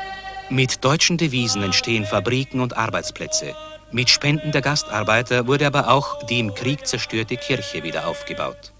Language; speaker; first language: German; native; German